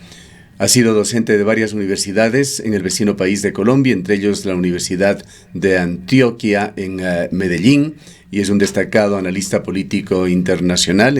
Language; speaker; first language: Spanish; native; Spanish